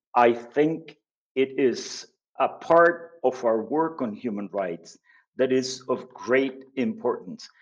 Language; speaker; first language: English; non-native, fluent; Spanish